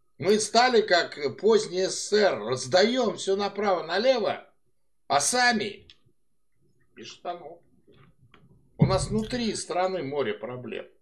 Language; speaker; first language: Russian; native; Russian